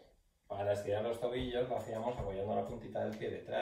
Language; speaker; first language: Spanish; native; Spanish